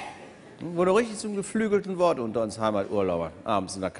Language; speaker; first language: German; native; German